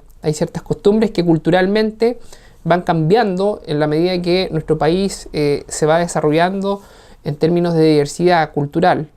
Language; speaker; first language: Spanish; native; Spanish